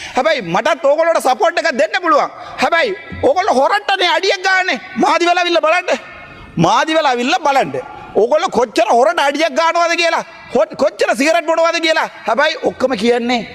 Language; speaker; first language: Sinhala; non-native, local second language; Tamil